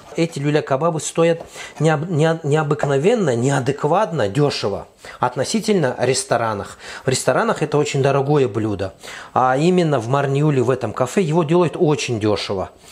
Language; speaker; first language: Russian; non-native, fluent; Azerbaijani